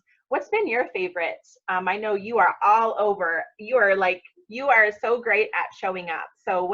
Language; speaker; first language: English; native; English